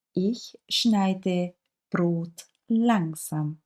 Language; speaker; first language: German; non-native, fluent; Turkish